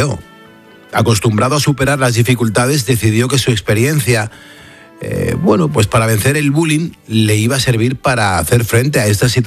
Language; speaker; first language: Spanish; native; Spanish